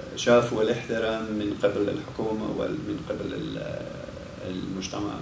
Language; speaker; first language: Arabic; non-native, learner; English